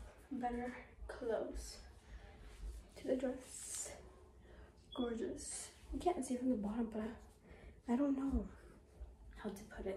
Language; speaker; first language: English; early bilingual, other home language; Spanish